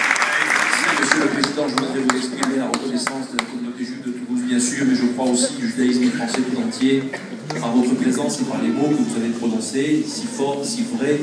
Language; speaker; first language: French; native; French